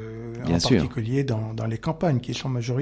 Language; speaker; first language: French; native; French